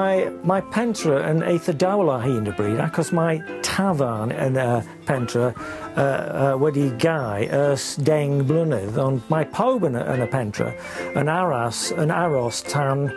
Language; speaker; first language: Welsh; non-native, learner; English